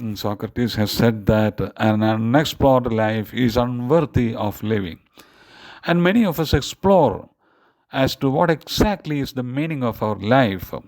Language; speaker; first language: English; non-native, local second language; Malayalam